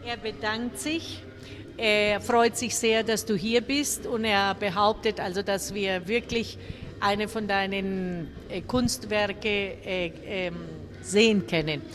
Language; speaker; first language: German; non-native, fluent; Spanish